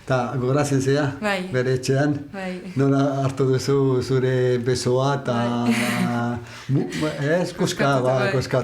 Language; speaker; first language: Basque; non-native, learner; Arabic